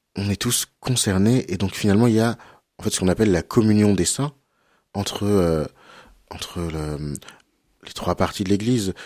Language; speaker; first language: French; native; French